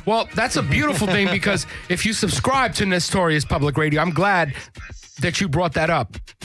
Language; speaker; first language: English; early bilingual, other home language; Spanish